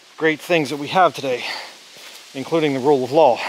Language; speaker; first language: English; native; English